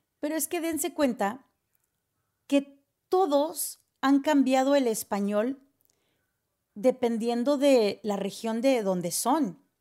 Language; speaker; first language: Spanish; early bilingual, heritage; Spanish